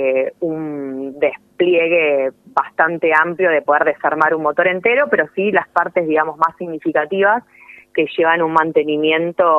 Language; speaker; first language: Spanish; native; Spanish